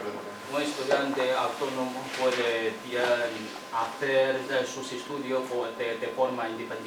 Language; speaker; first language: Spanish; non-native, fluent; Chinese